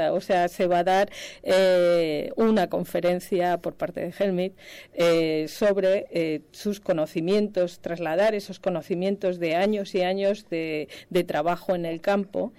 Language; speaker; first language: Spanish; native; Spanish